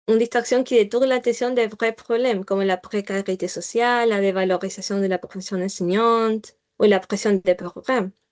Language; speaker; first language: French; non-native, learner; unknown